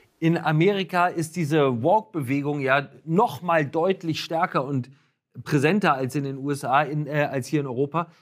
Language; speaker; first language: German; native; German